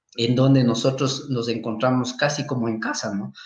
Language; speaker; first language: Spanish; native; Spanish